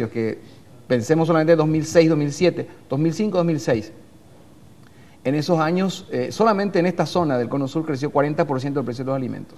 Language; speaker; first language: Spanish; native; Spanish